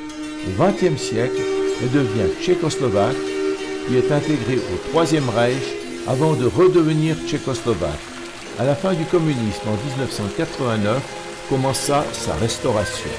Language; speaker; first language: French; native; French